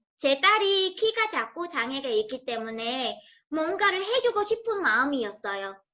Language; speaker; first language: Korean; non-native, fluent; Vietnamese